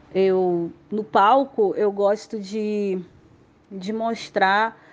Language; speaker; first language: Portuguese; native; Portuguese